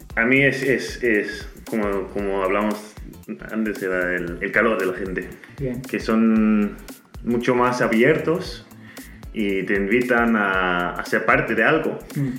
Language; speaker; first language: Spanish; non-native, fluent; Danish